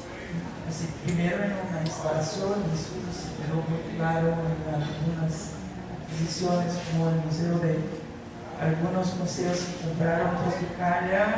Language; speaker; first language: Spanish; non-native, fluent; Portuguese